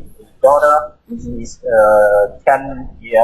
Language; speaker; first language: English; non-native, learner; Vietnamese